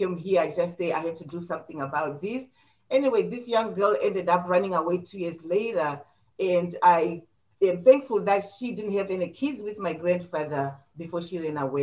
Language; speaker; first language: English; non-native, local second language; Shona